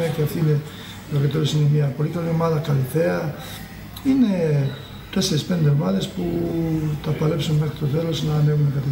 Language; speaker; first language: Greek; non-native, fluent; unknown